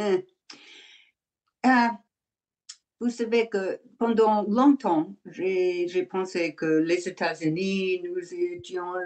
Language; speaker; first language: French; non-native, learner; English